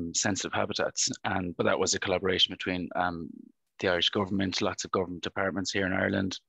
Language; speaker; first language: English; native; English